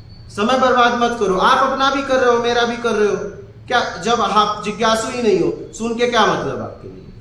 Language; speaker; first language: Hindi; native; Hindi